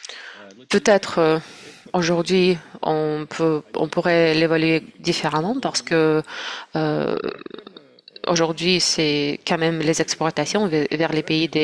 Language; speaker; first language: French; non-native, fluent; Russian